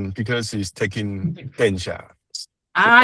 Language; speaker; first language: English; non-native, learner; Chinese